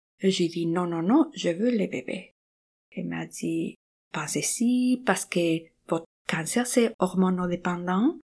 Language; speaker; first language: French; non-native, fluent; Spanish